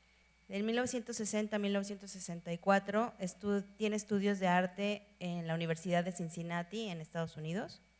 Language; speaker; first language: Spanish; native; Spanish